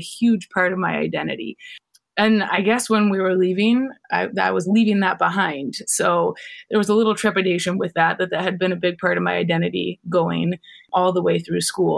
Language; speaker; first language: English; native; English